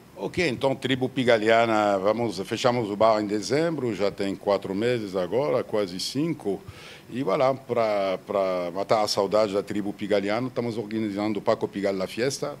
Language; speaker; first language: Portuguese; non-native, fluent; French